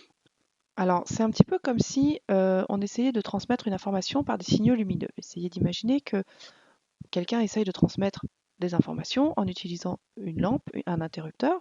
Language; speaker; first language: French; native; French